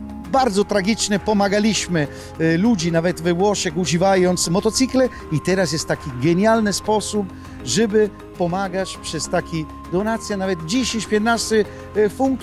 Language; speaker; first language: Polish; non-native, learner; Italian